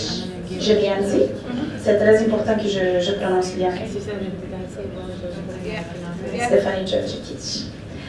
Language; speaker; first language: French; non-native, fluent; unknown